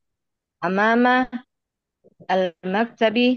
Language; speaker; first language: Arabic; non-native, learner; Indonesian